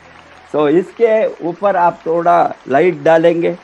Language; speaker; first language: Hindi; non-native, local second language; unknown